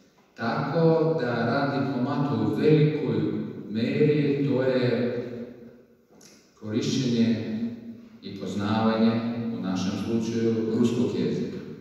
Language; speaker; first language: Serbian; non-native, fluent; Russian